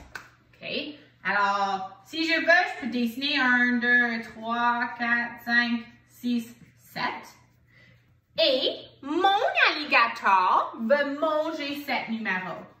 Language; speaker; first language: French; non-native, local second language; English